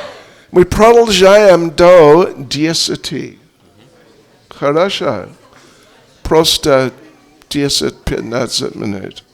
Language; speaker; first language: Russian; non-native, learner; English